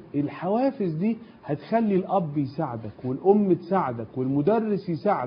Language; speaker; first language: Arabic; native; Arabic